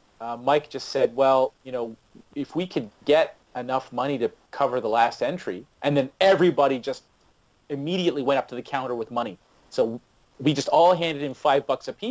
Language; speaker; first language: English; native; English